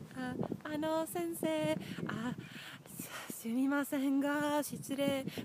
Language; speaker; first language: Japanese; non-native, learner; English